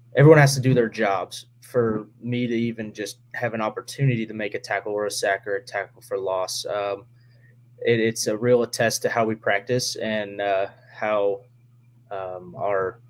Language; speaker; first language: English; native; English